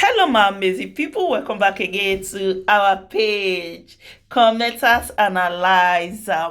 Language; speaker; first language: Nigerian Pidgin; native; Nigerian Pidgin